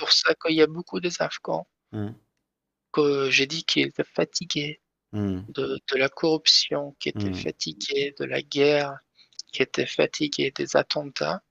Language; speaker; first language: French; non-native, learner; Persian